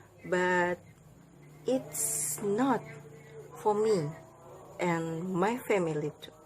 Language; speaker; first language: English; non-native, learner; Indonesian